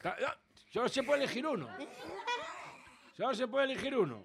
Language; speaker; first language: Spanish; native; Spanish